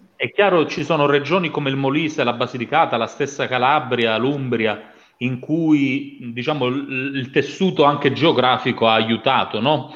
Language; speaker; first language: Italian; native; Italian